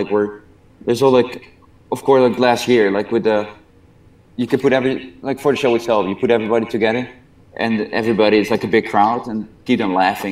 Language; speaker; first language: English; non-native, fluent; Dutch